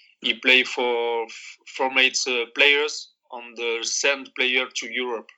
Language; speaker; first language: English; non-native, learner; Arabic